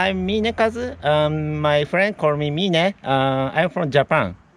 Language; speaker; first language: English; non-native, learner; Japanese